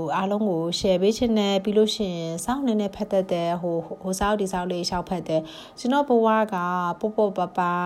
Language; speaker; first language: Burmese; non-native, local second language; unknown